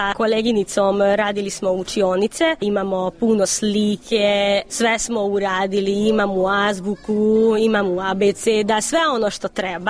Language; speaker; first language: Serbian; non-native, local second language; Hungarian